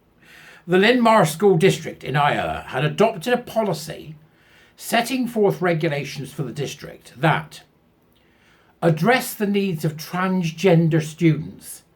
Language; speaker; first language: English; native; English